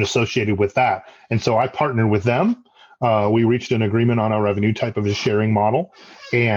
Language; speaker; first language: English; native; English